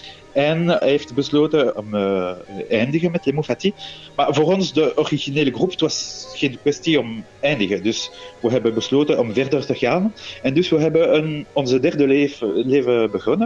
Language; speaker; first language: Dutch; non-native, local second language; French